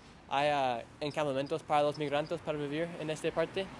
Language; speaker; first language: Spanish; non-native, learner; English